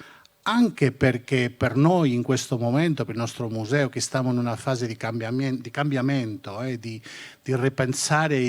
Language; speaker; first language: Italian; non-native, fluent; Catalan